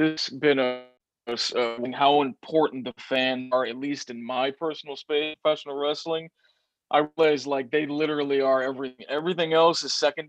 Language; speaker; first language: English; native; English